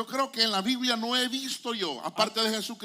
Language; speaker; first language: Spanish; native; Spanish